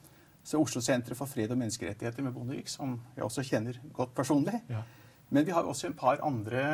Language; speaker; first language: Norwegian; native; Norwegian